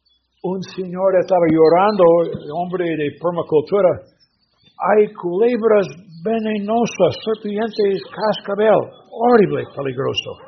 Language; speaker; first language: Spanish; non-native, learner; English